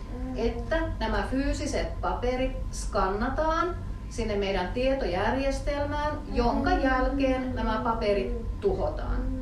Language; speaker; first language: Finnish; native; Finnish